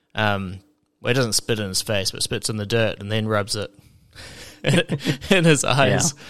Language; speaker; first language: English; native; English